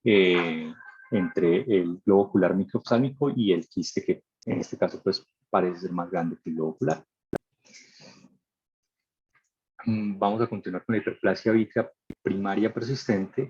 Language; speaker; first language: Spanish; native; Spanish